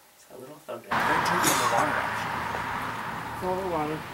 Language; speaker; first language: English; native; English